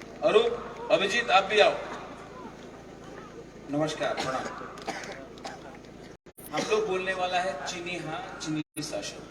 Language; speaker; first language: Hindi; non-native, local second language; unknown